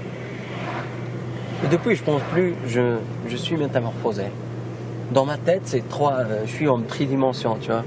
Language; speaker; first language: French; non-native, local second language; Kabyle